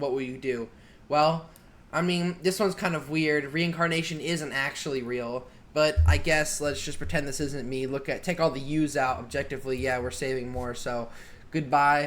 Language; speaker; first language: English; native; English